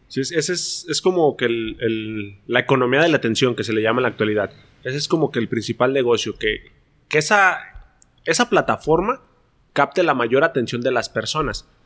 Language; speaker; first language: Spanish; native; Spanish